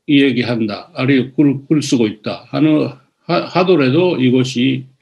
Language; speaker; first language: Korean; early bilingual, other home language; Japanese